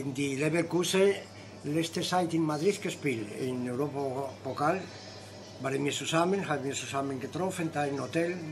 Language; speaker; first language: German; non-native, fluent; Spanish